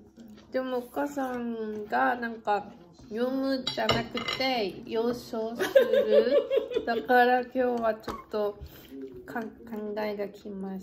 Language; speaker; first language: Japanese; non-native, learner; Korean